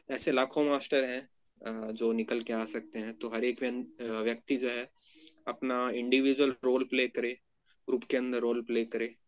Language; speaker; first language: Hindi; native; Hindi